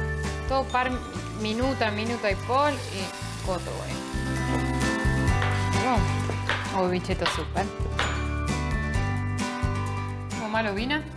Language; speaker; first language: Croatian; non-native, learner; Spanish